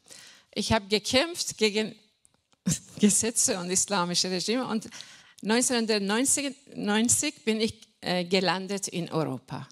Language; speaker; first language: German; non-native, learner; Persian